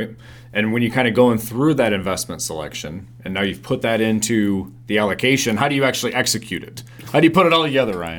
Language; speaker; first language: English; native; English